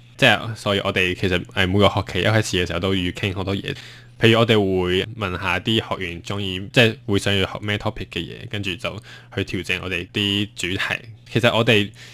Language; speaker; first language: Cantonese; non-native, fluent; Chinese